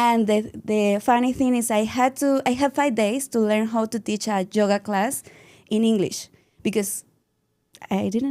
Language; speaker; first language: English; non-native, learner; Spanish